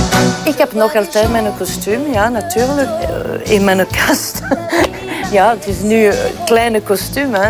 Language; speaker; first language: Dutch; non-native, local second language; French